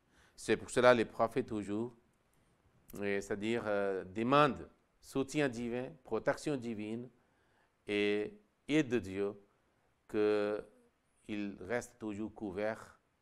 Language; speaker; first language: French; non-native, local second language; Wolof